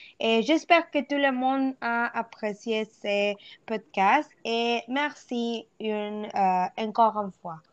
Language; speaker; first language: French; non-native, learner; Spanish